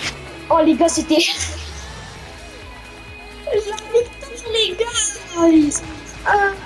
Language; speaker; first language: French; native; French